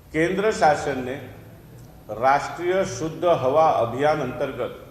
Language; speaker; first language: Hindi; non-native, local second language; Marathi